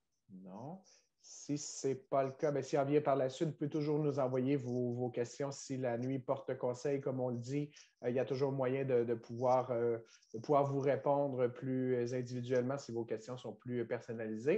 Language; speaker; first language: French; native; French